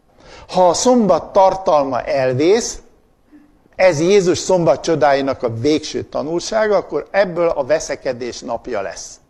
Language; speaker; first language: Hungarian; native; Hungarian